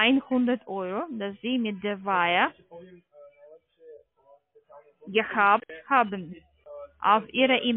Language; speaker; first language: German; non-native, learner; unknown